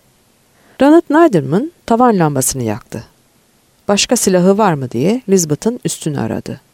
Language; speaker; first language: Turkish; native; Turkish